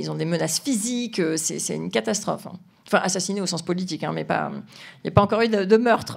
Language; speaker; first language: French; native; French